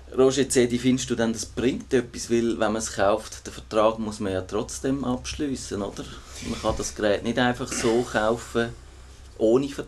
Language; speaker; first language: German; native; German